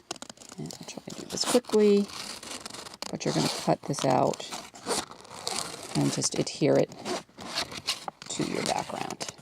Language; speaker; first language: English; native; English